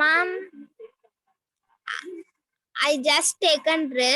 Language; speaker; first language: English; non-native, learner; Tamil